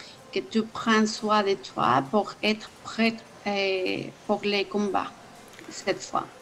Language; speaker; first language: French; non-native, learner; Spanish